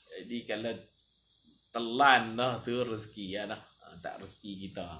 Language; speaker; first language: Malay; native; Malay